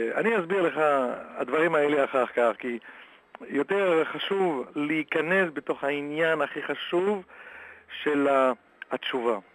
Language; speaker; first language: Hebrew; non-native, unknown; French